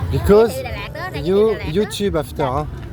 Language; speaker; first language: English; non-native, learner; French